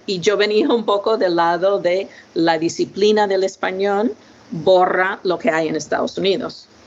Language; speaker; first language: Spanish; non-native, fluent; English